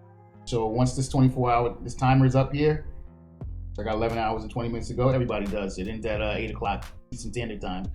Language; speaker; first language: English; native; English